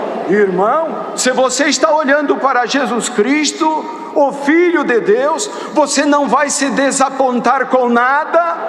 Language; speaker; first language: Portuguese; native; Portuguese